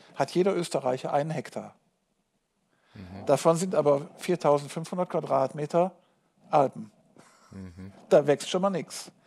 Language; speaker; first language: German; native; German